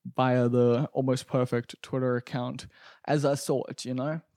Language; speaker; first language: English; native; English